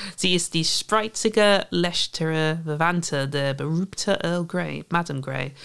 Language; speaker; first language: German; non-native, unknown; English